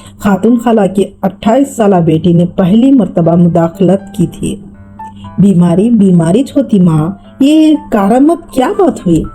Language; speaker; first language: Urdu; native; Urdu